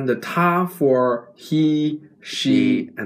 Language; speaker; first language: English; non-native, fluent; Chinese